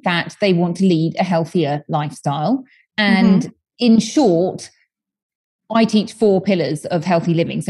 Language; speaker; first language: English; native; English